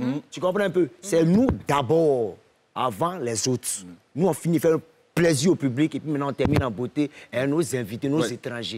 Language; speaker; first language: French; non-native, local second language; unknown